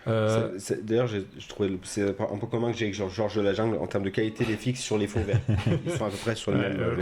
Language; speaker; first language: French; native; French